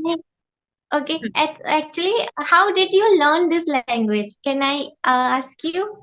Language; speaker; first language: English; non-native, learner; Hindi